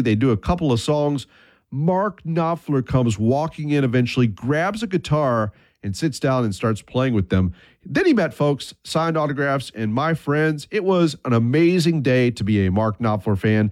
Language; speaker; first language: English; native; English